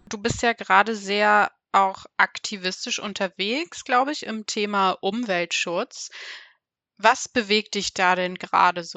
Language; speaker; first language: German; native; German